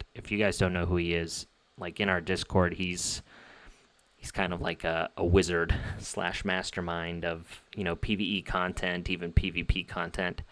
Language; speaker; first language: English; native; English